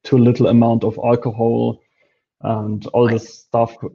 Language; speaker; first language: English; non-native, fluent; Polish